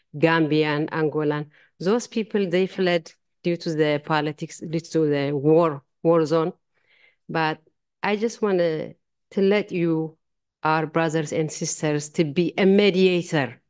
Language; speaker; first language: English; non-native, learner; Amharic